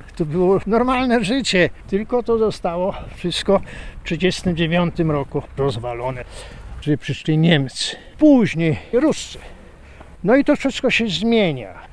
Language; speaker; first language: Polish; native; Polish